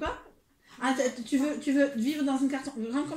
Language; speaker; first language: French; native; French